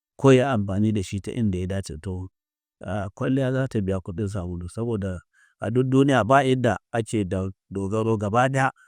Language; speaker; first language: Hausa; native; Hausa